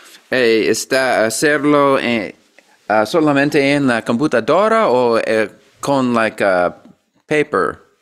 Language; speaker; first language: Spanish; non-native, learner; English